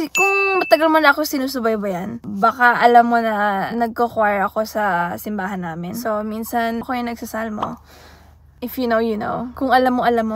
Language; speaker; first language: Filipino; early bilingual, heritage; Filipino